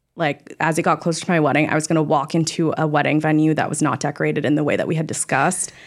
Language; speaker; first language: English; native; English